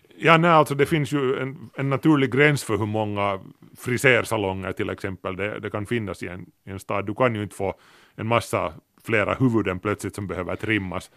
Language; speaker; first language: Swedish; native; Swedish